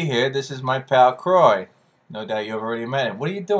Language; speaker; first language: English; native; English